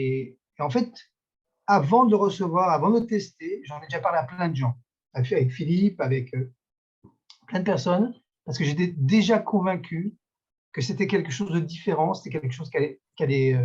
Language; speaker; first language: French; native; French